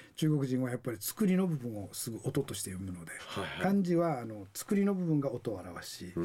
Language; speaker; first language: Japanese; native; Japanese